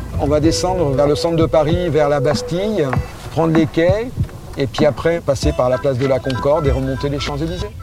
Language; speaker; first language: French; native; French